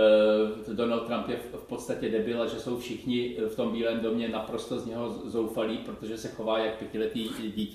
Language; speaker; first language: Czech; native; Czech